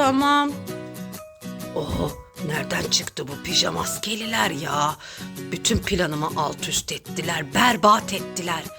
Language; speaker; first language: Turkish; native; Turkish